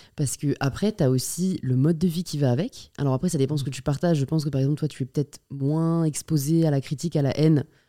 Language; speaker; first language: French; native; French